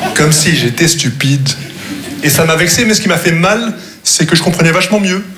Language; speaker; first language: French; non-native, local second language; Arabic